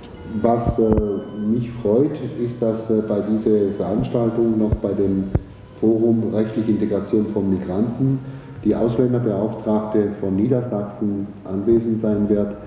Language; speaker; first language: German; non-native, fluent; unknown